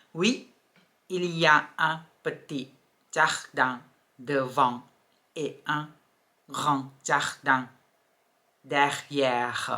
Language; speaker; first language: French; non-native, fluent; Thai